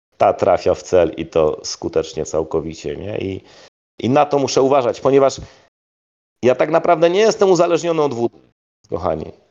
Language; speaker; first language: Polish; native; Polish